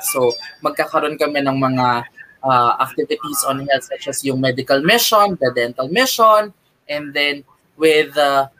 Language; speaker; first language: English; non-native, local second language; Filipino